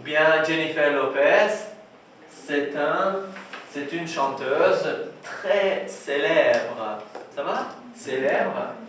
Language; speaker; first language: French; non-native, fluent; Persian